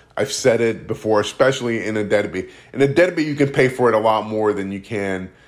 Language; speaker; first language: English; native; English